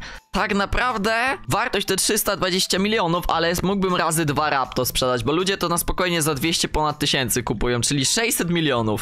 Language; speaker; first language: Polish; native; Polish